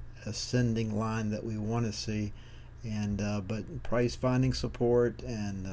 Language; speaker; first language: English; native; English